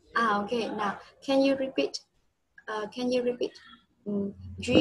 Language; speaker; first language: English; non-native, fluent; Vietnamese